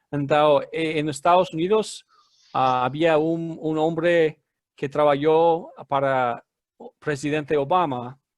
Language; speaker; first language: Spanish; non-native, fluent; English